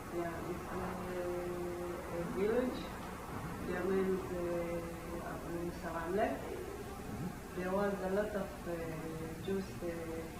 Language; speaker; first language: English; non-native, learner; Amharic